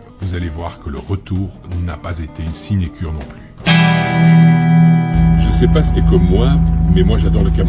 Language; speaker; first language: French; native; French